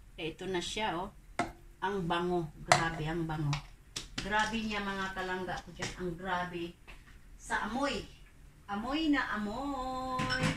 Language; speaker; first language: Filipino; non-native, local second language; Cebuano